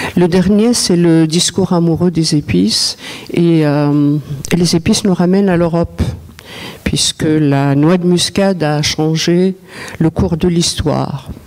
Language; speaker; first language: French; non-native, local second language; Arabic